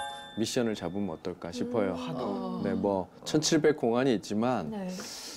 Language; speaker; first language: Korean; native; Korean